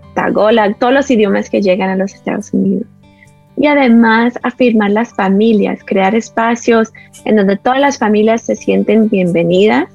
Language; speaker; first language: Spanish; early bilingual, heritage; Spanish